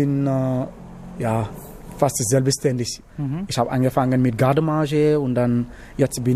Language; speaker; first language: German; non-native, learner; Wolof